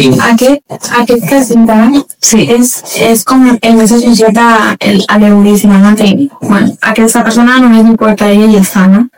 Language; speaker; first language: Catalan; non-native, local second language; Spanish